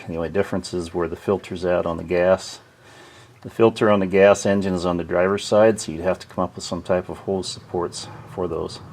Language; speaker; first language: English; native; English